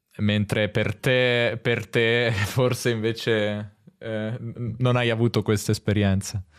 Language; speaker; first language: Italian; native; Italian